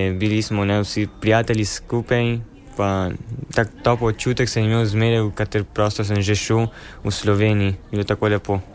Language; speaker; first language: Slovenian; early bilingual, heritage; Slovenian